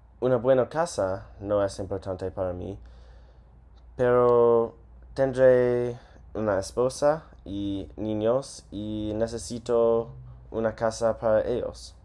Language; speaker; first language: Spanish; non-native, learner; English